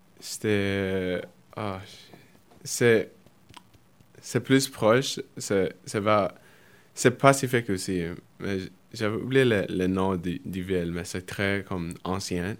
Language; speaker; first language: French; early bilingual, other home language; Spanish